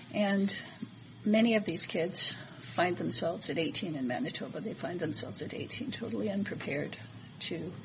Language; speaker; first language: English; native; English